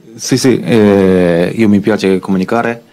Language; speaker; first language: Italian; non-native, learner; Japanese